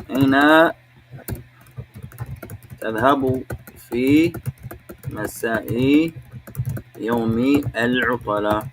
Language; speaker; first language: Arabic; non-native, fluent; English